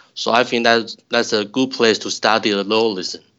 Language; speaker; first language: English; non-native, fluent; Chinese